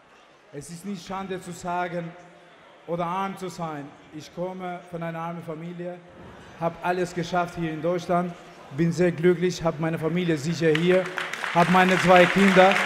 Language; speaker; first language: German; non-native, fluent; Albanian